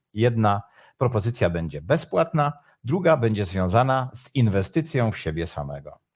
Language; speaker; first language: Polish; native; Polish